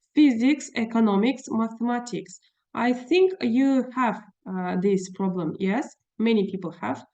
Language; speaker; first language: English; non-native, fluent; Russian